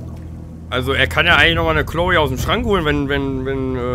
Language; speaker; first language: German; native; German